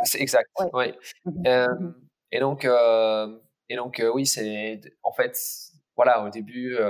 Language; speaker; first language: French; early bilingual, other home language; English